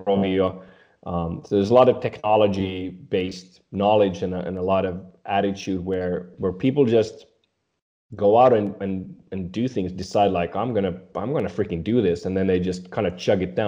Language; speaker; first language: English; non-native, fluent; Swedish